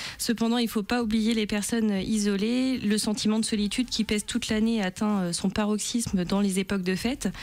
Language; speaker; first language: French; native; French